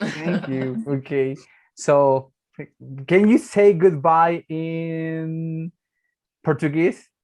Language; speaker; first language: English; non-native, learner; Spanish